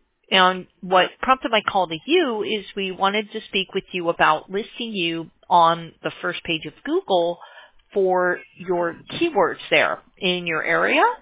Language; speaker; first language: English; native; English